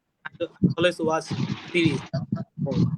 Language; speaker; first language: English; non-native, learner; Bangla